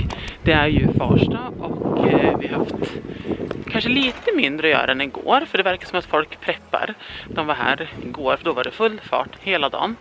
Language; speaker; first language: Swedish; native; Swedish